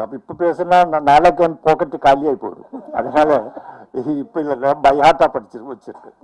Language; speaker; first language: Tamil; non-native, fluent; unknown